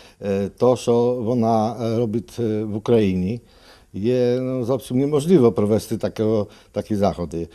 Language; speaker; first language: Polish; non-native, learner; Ukrainian